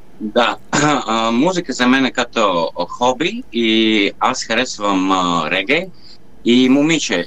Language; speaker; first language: Bulgarian; non-native, learner; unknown